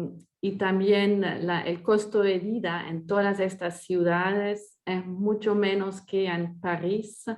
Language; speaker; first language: Spanish; non-native, fluent; French